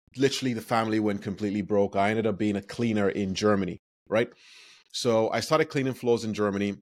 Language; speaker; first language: English; non-native, local second language; Yoruba